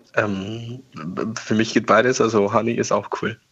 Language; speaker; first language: German; non-native, fluent; Persian